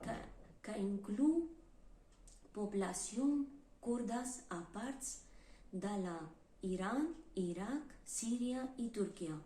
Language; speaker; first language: Catalan; non-native, learner; Kurdish